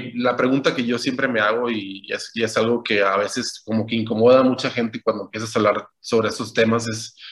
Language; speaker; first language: Spanish; native; Spanish